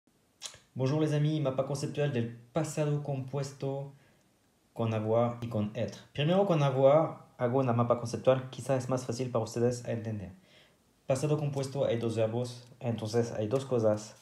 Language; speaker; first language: Spanish; non-native, fluent; French